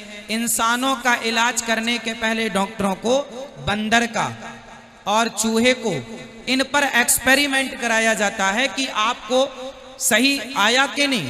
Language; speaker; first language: Hindi; native; Hindi